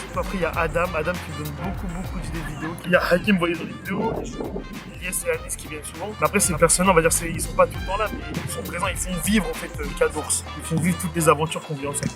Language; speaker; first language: French; native; French